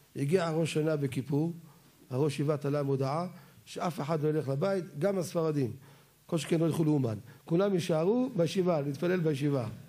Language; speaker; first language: Hebrew; native; Hebrew